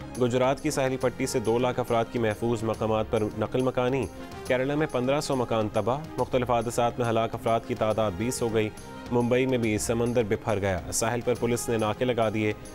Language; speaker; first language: Urdu; native; Urdu